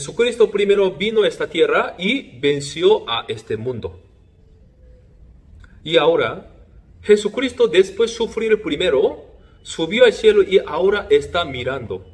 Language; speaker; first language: Spanish; non-native, fluent; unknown